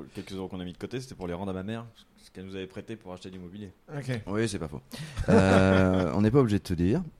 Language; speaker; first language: French; native; French